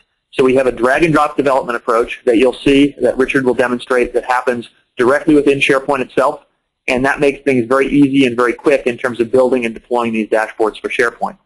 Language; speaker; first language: English; native; English